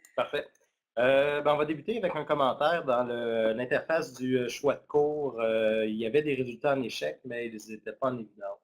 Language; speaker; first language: French; native; French